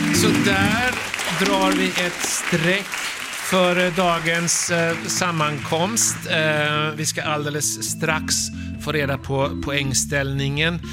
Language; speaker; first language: Swedish; native; Swedish